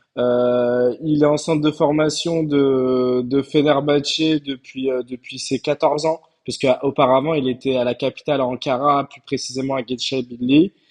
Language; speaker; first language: French; early bilingual, other home language; Turkish